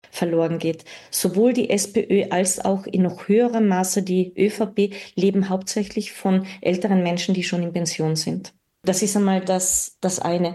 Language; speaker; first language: German; native; German